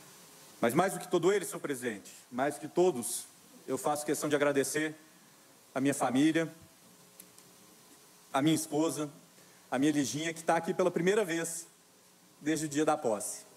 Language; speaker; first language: Portuguese; native; Portuguese